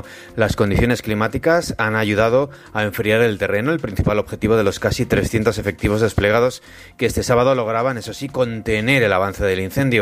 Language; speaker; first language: Spanish; native; Spanish